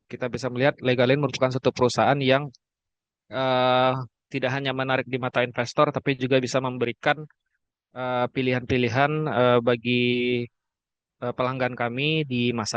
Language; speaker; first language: Indonesian; native; Indonesian